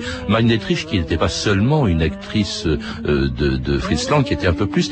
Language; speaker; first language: French; native; French